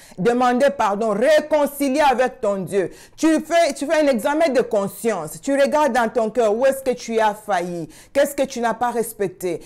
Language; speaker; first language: French; non-native, local second language; Swahili